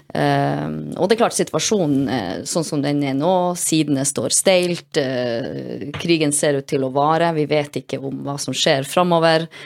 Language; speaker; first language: Norwegian; native; Norwegian